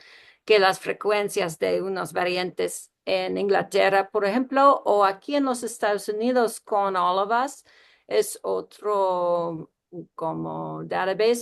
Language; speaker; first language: Spanish; non-native, fluent; English